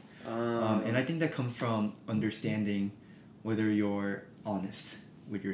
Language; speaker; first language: English; early bilingual, other home language; Korean